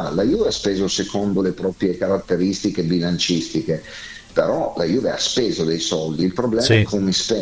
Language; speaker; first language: Italian; native; Italian